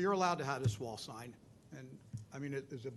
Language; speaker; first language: English; native; English